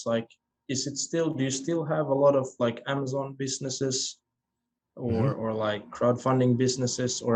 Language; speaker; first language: English; non-native, fluent; Swedish